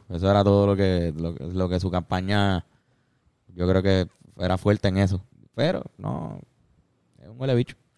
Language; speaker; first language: Spanish; native; Spanish